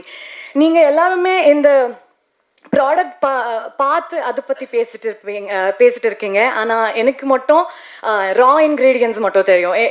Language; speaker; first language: Tamil; non-native, learner; Kannada